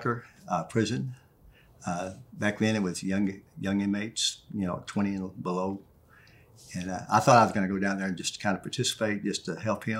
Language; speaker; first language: English; native; English